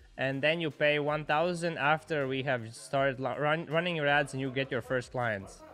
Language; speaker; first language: English; non-native, fluent; Latvian